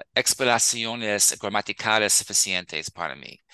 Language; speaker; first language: Spanish; non-native, fluent; English